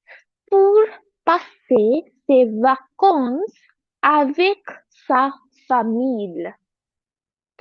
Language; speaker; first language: French; non-native, fluent; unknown